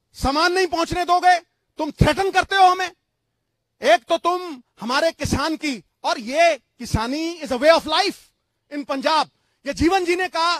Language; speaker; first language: Hindi; non-native, local second language; Punjabi